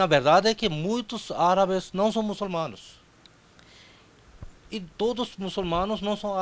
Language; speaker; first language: Portuguese; non-native, fluent; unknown